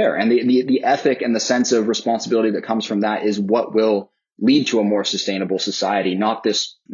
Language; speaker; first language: English; native; English